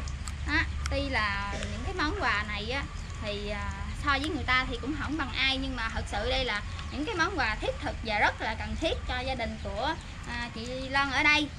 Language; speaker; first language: Vietnamese; native; Vietnamese